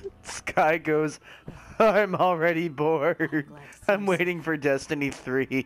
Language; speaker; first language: English; native; English